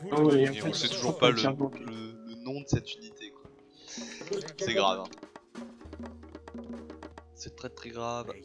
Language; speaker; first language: French; native; French